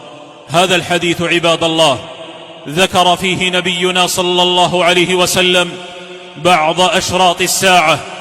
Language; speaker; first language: Arabic; native; Arabic